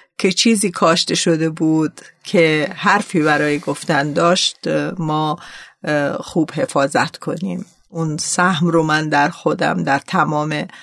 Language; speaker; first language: Persian; native; Persian